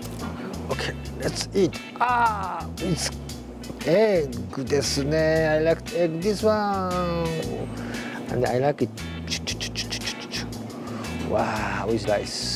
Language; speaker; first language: English; non-native, learner; Japanese